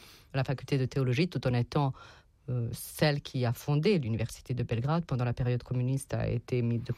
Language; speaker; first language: French; non-native, fluent; Serbian